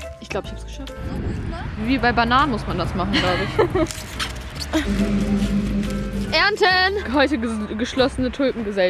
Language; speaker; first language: German; native; German